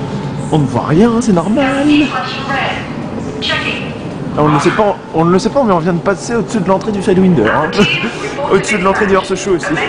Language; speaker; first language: French; native; French